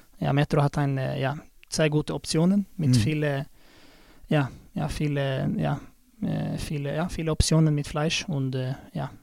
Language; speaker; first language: German; non-native, learner; Swedish